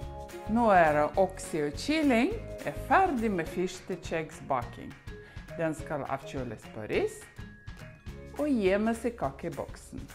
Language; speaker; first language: Norwegian; non-native, learner; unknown